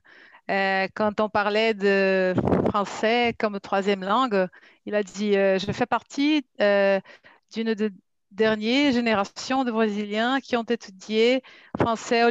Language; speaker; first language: French; non-native, fluent; Portuguese